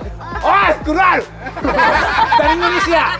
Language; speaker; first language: Indonesian; non-native, fluent; Japanese